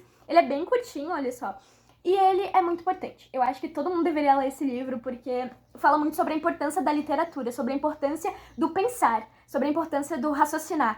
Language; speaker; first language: Portuguese; native; Portuguese